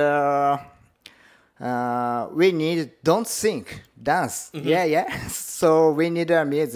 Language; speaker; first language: English; non-native, learner; Japanese